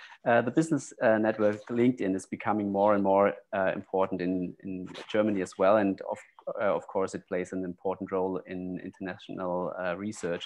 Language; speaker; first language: English; non-native, fluent; German